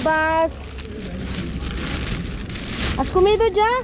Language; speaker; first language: Spanish; non-native, learner; Filipino